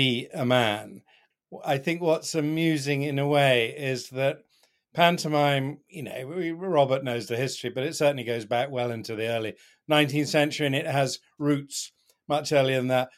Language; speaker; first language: English; native; English